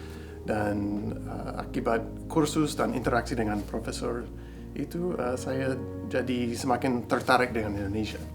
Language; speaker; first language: Indonesian; non-native, fluent; English